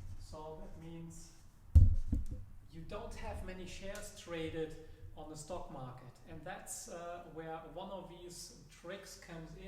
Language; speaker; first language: English; non-native, fluent; German